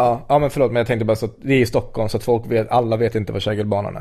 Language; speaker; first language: Swedish; native; Swedish